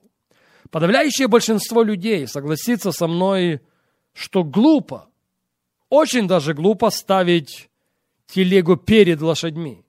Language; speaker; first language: Russian; native; Russian